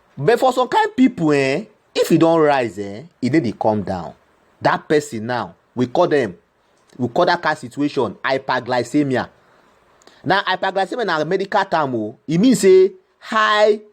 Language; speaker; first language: Nigerian Pidgin; non-native, local second language; Igbo